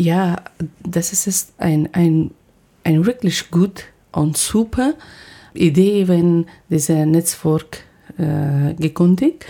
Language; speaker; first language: German; non-native, learner; Persian